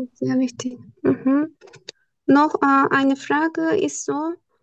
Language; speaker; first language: German; non-native, learner; Turkish